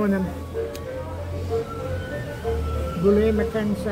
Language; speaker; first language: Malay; non-native, learner; English